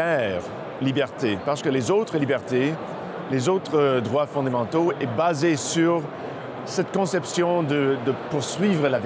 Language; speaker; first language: French; non-native, local second language; English